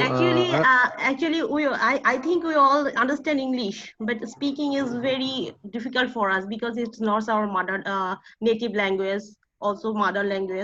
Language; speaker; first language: English; non-native, learner; Bangla